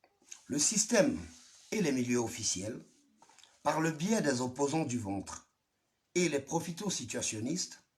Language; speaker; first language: French; non-native, local second language; Lingala